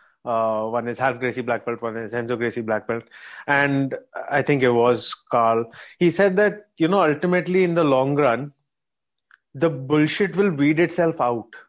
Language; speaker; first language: English; non-native, local second language; Hindi